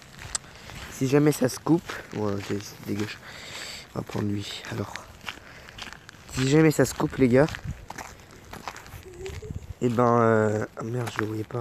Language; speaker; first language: French; native; French